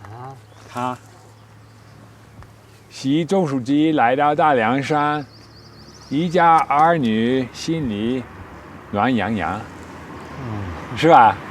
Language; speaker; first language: Chinese; non-native, fluent; Dutch